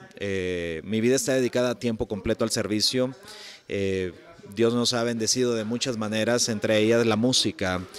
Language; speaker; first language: Spanish; native; Spanish